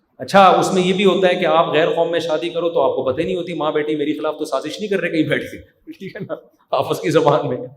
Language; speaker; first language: Urdu; native; Urdu